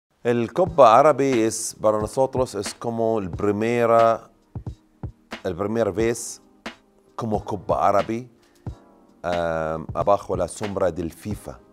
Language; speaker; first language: Spanish; non-native, learner; Arabic